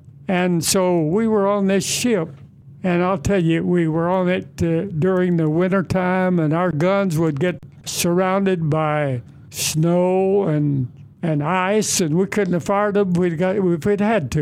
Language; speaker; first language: English; native; English